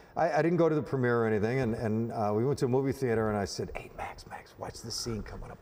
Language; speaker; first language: English; native; English